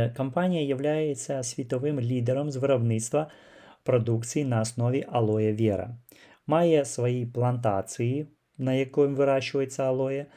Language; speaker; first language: Ukrainian; non-native, local second language; Russian